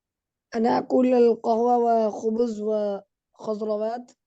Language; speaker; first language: Arabic; non-native, learner; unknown